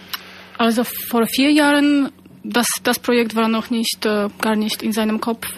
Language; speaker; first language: German; non-native, fluent; Polish